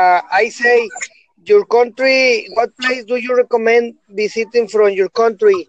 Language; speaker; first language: English; non-native, learner; Spanish